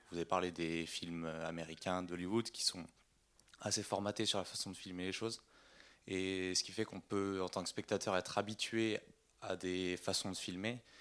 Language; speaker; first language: French; native; French